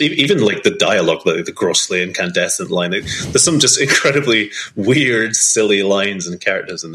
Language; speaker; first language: English; native; English